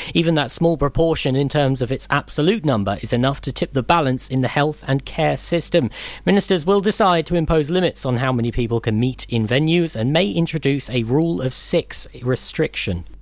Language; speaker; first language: English; native; English